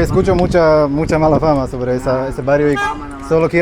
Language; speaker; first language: Spanish; non-native, learner; Slovak